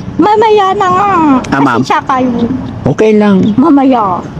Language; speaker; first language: Filipino; non-native, local second language; Iloko